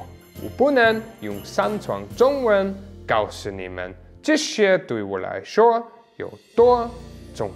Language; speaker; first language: Chinese; non-native, fluent; German